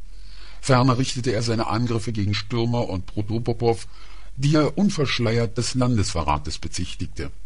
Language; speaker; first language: German; native; German